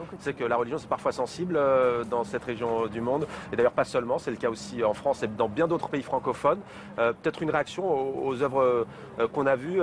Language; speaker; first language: French; native; French